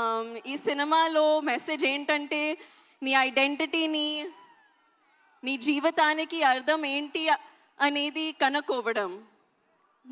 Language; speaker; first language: Telugu; non-native, learner; Hindi